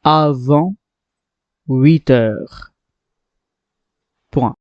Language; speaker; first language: French; non-native, fluent; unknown